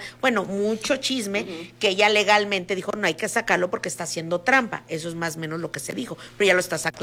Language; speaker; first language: Spanish; native; Spanish